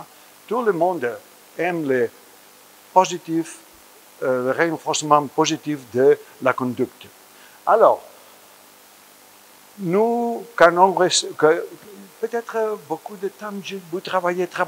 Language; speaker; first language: French; non-native, fluent; Spanish